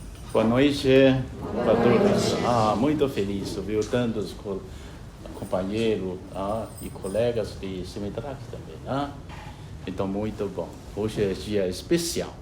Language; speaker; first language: Portuguese; non-native, fluent; Chinese